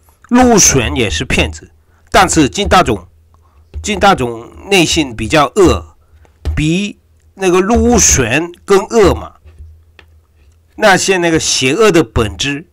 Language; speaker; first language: Chinese; non-native, fluent; Korean